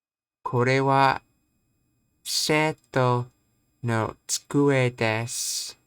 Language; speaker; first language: Japanese; non-native, learner; English